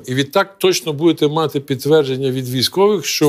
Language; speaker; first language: Ukrainian; native; Ukrainian